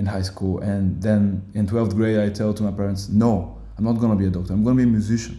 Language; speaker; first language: English; non-native, fluent; Bulgarian